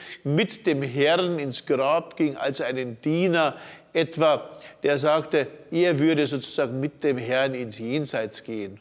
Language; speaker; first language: German; native; German